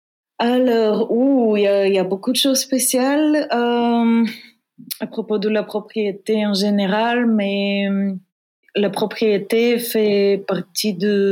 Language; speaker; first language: French; non-native, fluent; Bulgarian